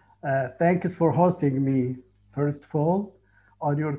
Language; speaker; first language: English; non-native, fluent; Arabic